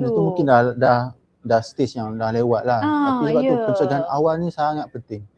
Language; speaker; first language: Malay; native; Malay